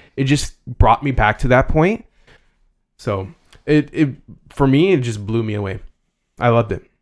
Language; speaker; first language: English; early bilingual, other home language; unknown